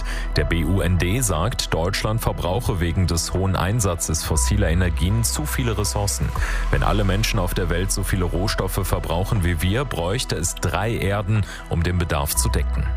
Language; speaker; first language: German; native; German